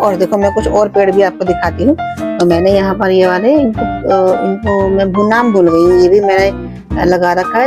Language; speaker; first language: Hindi; native; Hindi